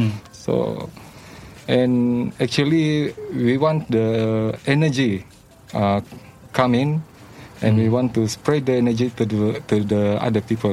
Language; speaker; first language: English; non-native, learner; Malay